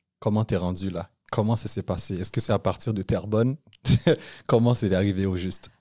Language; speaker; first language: French; native; French